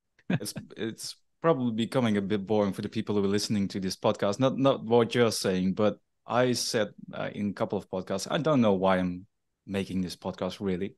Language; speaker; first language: English; non-native, fluent; Dutch